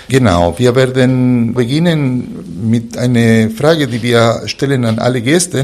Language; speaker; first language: German; non-native, fluent; Spanish